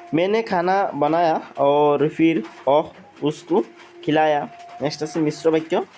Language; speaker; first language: Hindi; non-native, local second language; Assamese